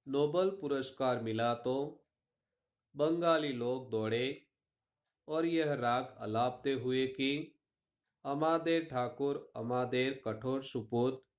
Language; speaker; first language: Hindi; non-native, local second language; Gujarati